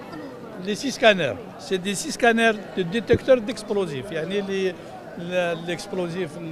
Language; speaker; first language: French; non-native, local second language; Arabic